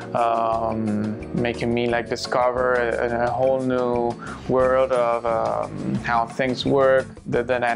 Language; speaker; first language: English; non-native, fluent; Spanish